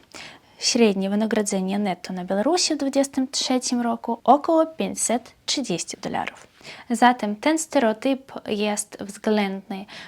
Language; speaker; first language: Polish; non-native, fluent; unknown